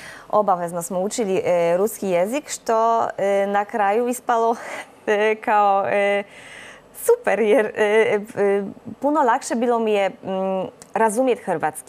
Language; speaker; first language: Croatian; non-native, fluent; Polish